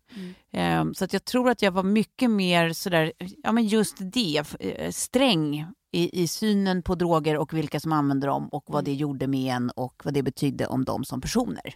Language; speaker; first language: Swedish; native; Swedish